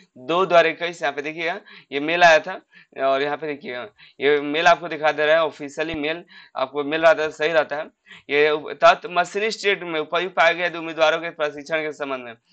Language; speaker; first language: Hindi; native; Hindi